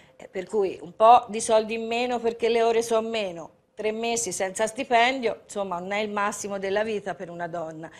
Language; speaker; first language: Italian; native; Italian